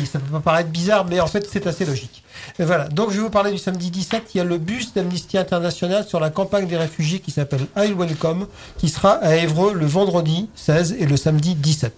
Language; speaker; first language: French; native; French